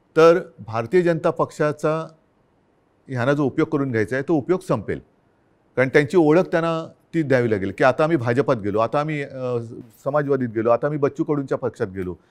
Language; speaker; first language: Marathi; native; Marathi